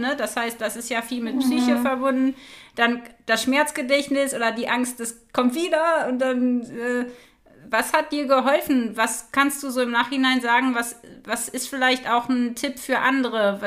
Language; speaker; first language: German; native; German